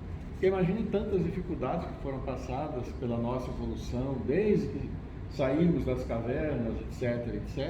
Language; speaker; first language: Portuguese; native; Portuguese